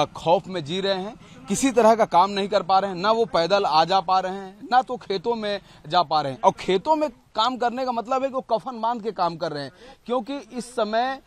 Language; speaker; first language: Hindi; native; Hindi